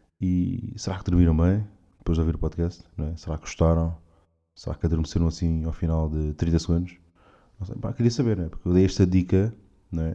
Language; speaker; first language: Portuguese; native; Portuguese